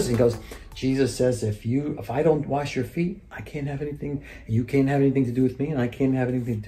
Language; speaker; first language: English; native; English